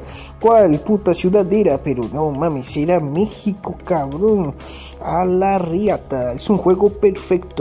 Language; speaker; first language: Spanish; native; Spanish